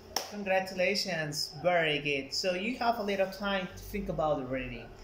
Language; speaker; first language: English; non-native, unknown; Spanish